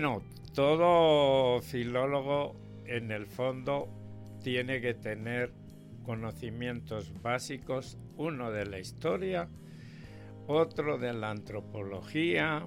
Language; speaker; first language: Spanish; native; Spanish